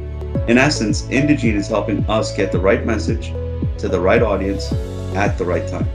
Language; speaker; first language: English; native; English